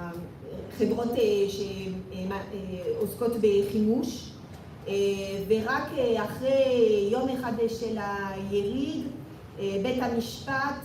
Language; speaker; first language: Hebrew; non-native, fluent; French